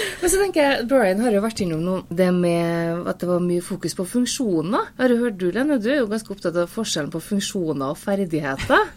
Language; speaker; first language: Norwegian; native; Norwegian